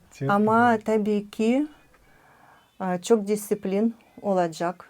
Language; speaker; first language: Turkish; non-native, learner; Russian